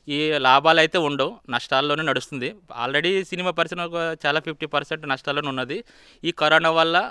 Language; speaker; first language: Telugu; native; Telugu